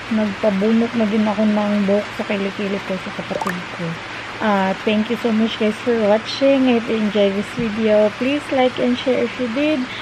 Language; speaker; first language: Filipino; non-native, local second language; Cebuano